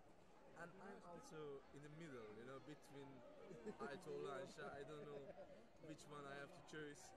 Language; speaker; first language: English; non-native, fluent; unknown